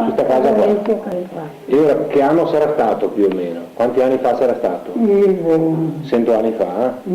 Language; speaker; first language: Italian; native; Italian